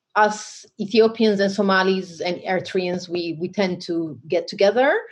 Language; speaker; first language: English; non-native, fluent; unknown